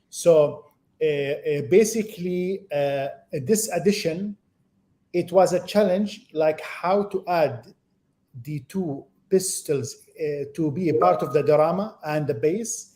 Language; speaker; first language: English; non-native, fluent; Arabic